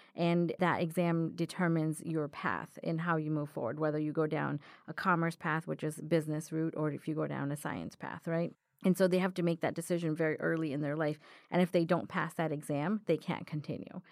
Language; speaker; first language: English; early bilingual, other home language; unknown